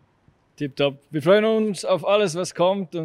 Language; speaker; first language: German; native; German